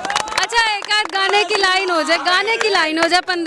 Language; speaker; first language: Hindi; native; Hindi